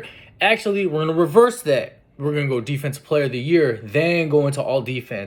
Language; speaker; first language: English; native; English